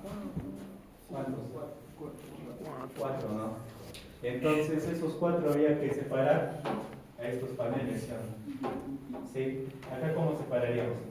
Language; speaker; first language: Spanish; native; Spanish